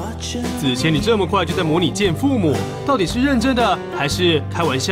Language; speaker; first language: Chinese; native; Chinese